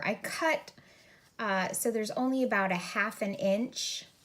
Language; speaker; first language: English; native; English